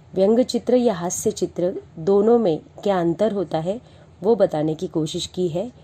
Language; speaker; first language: Hindi; non-native, local second language; Marathi